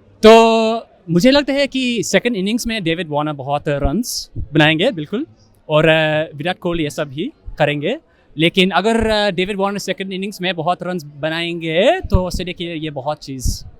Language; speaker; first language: Hindi; non-native, fluent; English